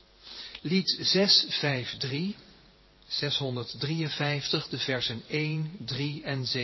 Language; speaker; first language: Dutch; native; Dutch